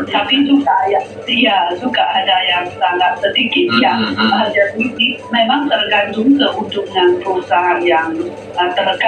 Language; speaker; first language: Indonesian; non-native, fluent; Chinese